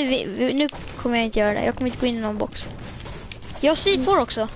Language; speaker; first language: Swedish; native; Swedish